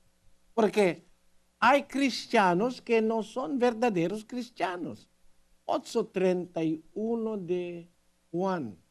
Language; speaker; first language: Spanish; non-native, learner; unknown